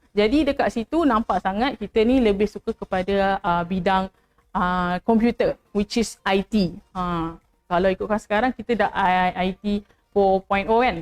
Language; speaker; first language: Malay; native; Malay